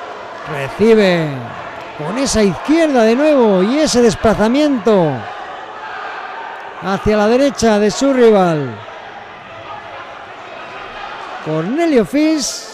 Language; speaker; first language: Spanish; native; Spanish